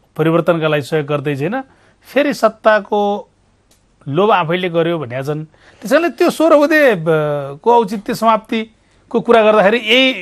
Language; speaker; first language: Nepali; native; Nepali